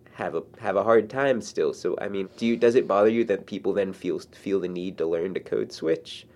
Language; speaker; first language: English; native; English